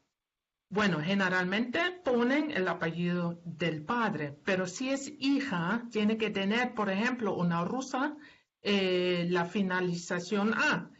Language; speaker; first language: Spanish; non-native, fluent; German